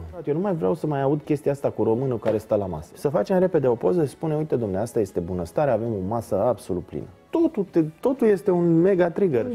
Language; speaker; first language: Romanian; native; Romanian